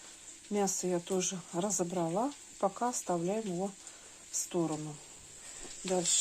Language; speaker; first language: Russian; native; Russian